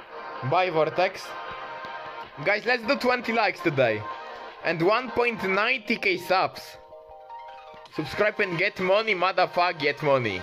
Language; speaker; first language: English; non-native, fluent; Polish